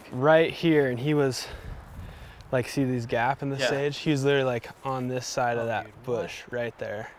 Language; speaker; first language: English; native; English